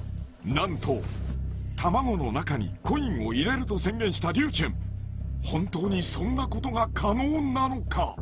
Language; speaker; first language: Japanese; native; Japanese